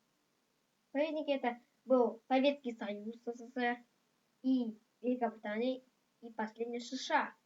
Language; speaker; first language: Russian; non-native, local second language; Kazakh